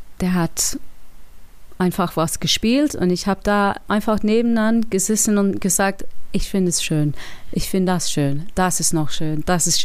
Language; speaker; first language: German; non-native, learner; English